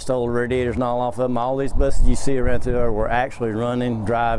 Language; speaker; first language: English; native; English